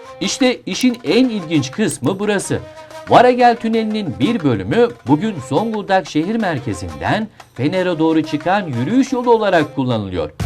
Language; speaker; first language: Turkish; native; Turkish